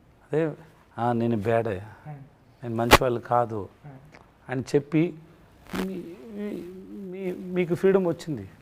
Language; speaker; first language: Telugu; non-native, learner; Tamil